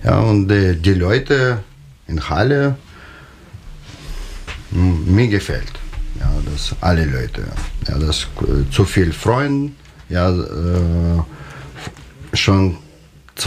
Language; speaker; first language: German; non-native, learner; Russian